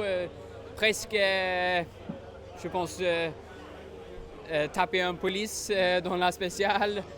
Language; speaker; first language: French; non-native, learner; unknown